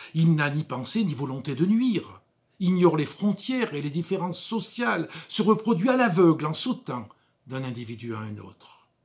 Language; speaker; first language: French; native; French